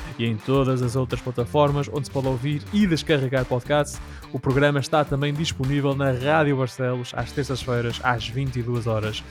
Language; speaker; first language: Portuguese; native; Portuguese